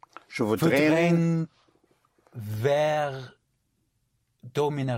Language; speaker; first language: French; non-native, learner; English